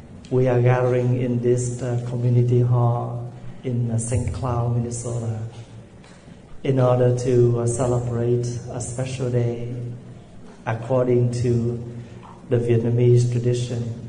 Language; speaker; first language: English; non-native, fluent; Vietnamese